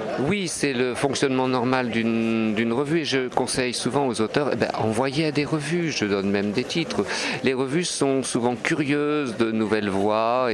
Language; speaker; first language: French; native; French